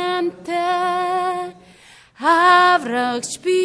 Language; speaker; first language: English; non-native, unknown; Mongolian